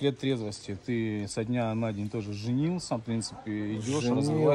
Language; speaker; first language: Russian; native; Russian